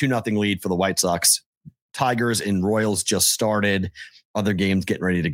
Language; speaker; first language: English; native; English